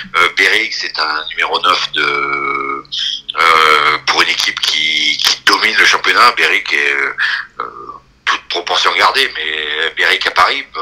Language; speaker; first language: French; native; French